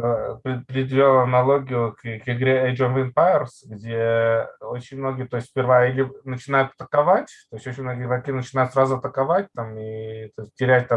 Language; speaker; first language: Russian; native; Russian